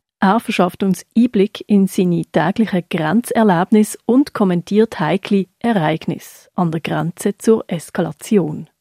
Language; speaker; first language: German; native; German